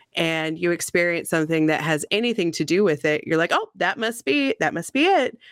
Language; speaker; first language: English; native; English